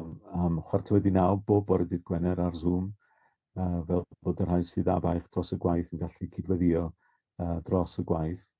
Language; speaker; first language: Welsh; native; Welsh